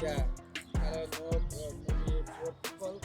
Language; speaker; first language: English; non-native, learner; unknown